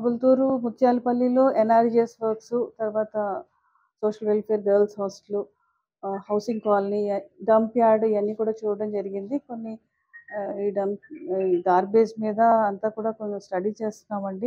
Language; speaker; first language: Telugu; native; Telugu